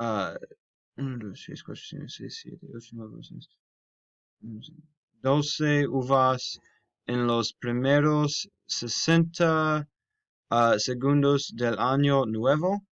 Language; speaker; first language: Spanish; non-native, learner; English